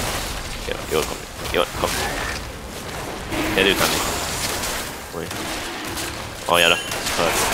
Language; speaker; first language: Swedish; native; Swedish